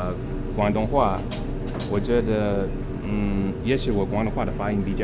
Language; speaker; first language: Chinese; non-native, fluent; English